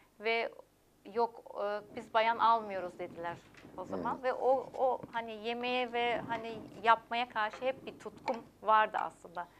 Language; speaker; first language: Turkish; early bilingual, heritage; German